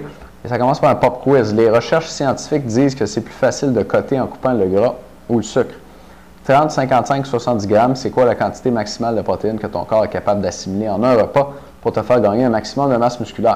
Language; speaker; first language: French; native; French